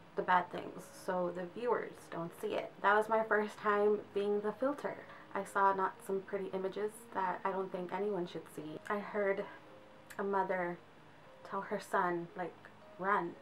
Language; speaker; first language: English; native; English